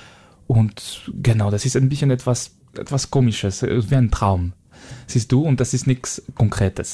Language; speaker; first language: German; non-native, fluent; French